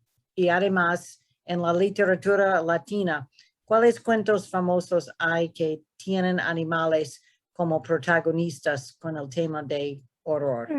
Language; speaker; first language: Spanish; non-native, fluent; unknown